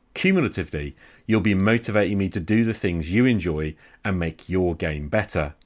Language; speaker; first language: English; native; English